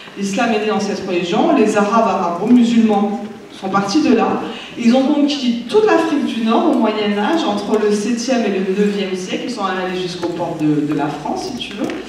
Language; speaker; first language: French; native; French